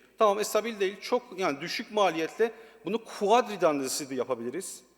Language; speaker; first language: Turkish; non-native, learner; Persian